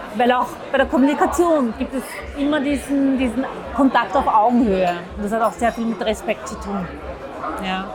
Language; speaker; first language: German; early bilingual, other home language; Zaza